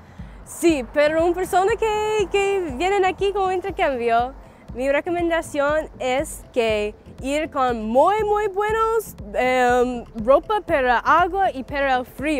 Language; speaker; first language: Spanish; non-native, learner; English